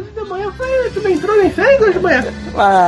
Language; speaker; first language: Portuguese; native; Portuguese